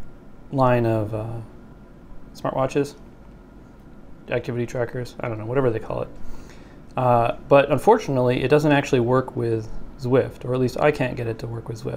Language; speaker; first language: English; native; English